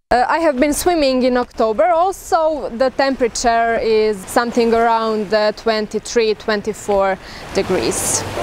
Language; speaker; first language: English; non-native, fluent; Croatian